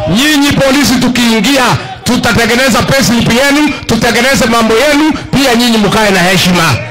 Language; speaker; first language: Swahili; non-native, local second language; Kikuyu